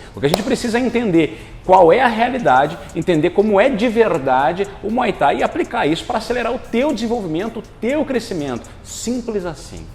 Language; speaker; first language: Portuguese; native; Portuguese